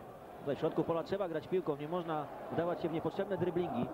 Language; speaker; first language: Polish; native; Polish